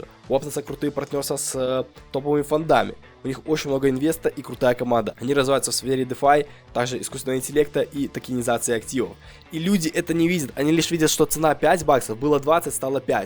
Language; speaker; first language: Russian; native; Russian